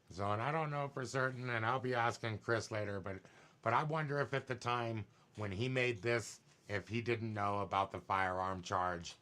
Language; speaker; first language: English; native; English